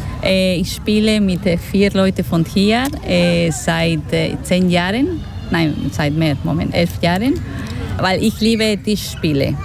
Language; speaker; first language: German; non-native, fluent; Spanish